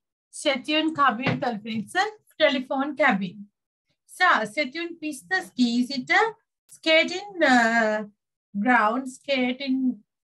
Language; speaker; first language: French; non-native, fluent; Sinhala